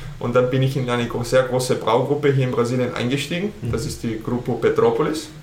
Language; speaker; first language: German; early bilingual, heritage; German